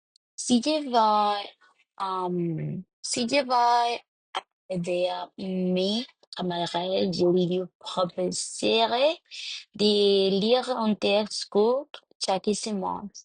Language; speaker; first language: French; non-native, learner; Spanish